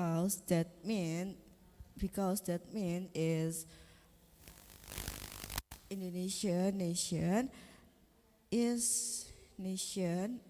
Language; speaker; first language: English; non-native, learner; Indonesian